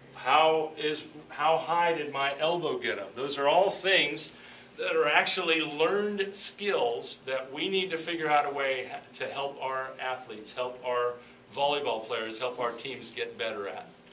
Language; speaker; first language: English; native; English